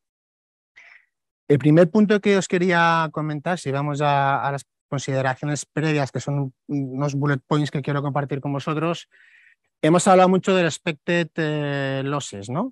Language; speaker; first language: Spanish; native; Spanish